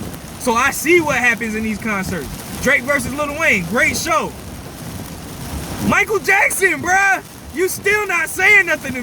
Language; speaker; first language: English; native; English